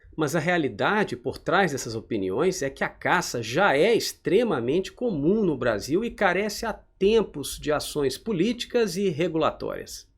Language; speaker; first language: Portuguese; native; Portuguese